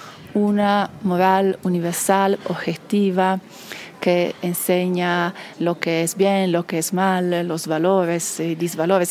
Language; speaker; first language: Spanish; non-native, fluent; Italian